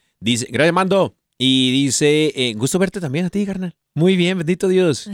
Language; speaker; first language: Spanish; early bilingual, heritage; Spanish